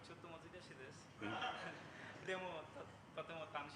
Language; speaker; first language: Japanese; non-native, learner; Bangla